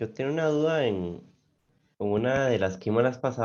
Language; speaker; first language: Spanish; native; Spanish